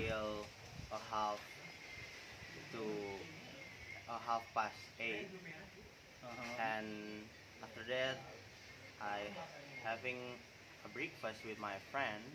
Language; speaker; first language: English; non-native, learner; Indonesian